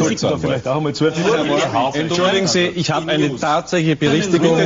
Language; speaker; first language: German; native; German